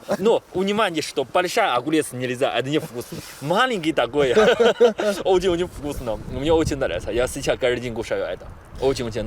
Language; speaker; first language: Russian; non-native, learner; Chinese